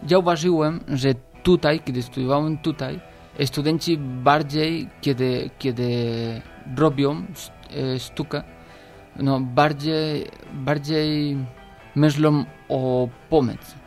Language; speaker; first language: Polish; non-native, learner; Spanish